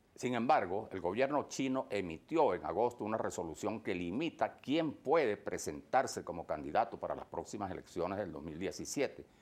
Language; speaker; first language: Spanish; native; Spanish